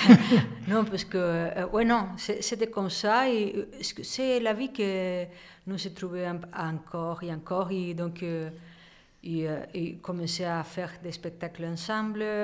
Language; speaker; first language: French; non-native, learner; Spanish